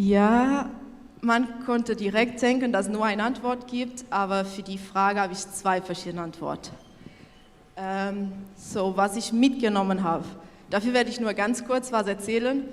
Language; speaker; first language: German; non-native, local second language; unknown